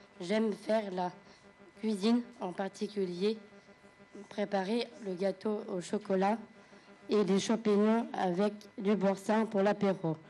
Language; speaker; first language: French; native; French